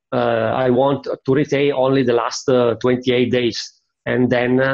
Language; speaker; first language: English; non-native, fluent; Italian